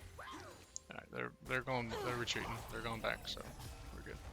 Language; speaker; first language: English; native; English